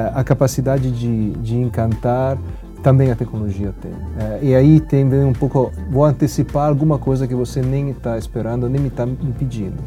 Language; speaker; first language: Portuguese; non-native, fluent; Italian